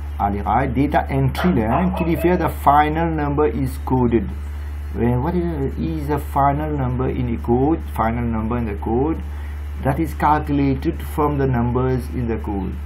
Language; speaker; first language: English; non-native, local second language; Morisyen